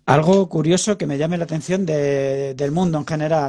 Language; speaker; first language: Spanish; native; Spanish